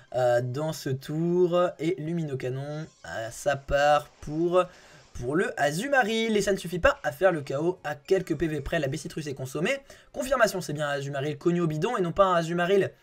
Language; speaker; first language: French; native; French